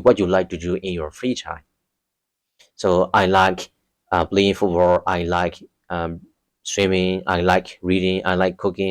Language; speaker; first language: English; non-native, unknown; Burmese